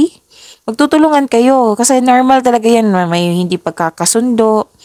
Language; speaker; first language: Filipino; native; Filipino